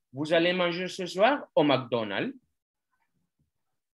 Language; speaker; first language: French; non-native, fluent; Spanish